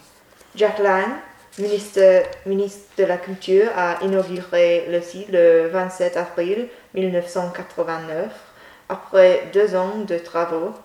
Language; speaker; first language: French; non-native, learner; English